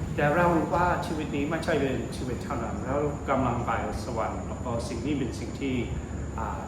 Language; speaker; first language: Thai; non-native, fluent; English